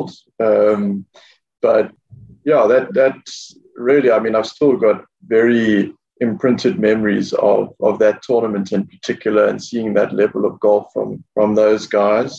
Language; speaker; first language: English; native; English